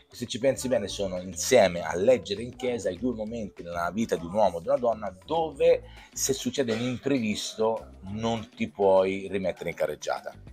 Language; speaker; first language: Italian; native; Italian